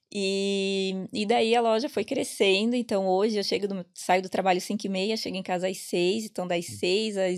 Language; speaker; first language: Portuguese; native; Portuguese